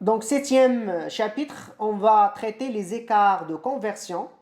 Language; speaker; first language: French; non-native, local second language; Arabic